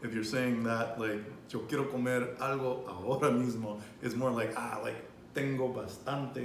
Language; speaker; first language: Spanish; non-native, fluent; English